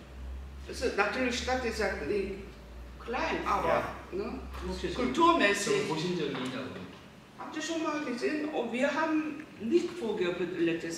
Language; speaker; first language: German; non-native, learner; Korean